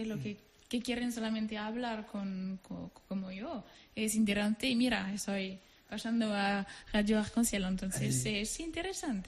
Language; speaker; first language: Spanish; non-native, learner; French